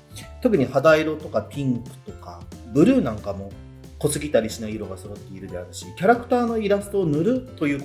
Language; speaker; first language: Japanese; native; Japanese